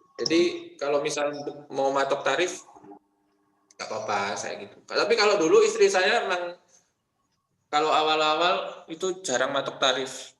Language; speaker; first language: Indonesian; non-native, local second language; Balinese